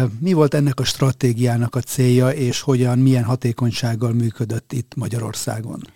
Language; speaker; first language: Hungarian; native; Hungarian